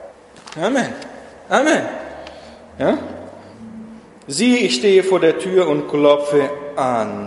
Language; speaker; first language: German; non-native, fluent; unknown